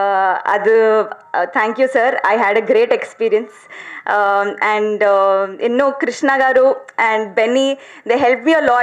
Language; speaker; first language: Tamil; non-native, learner; Telugu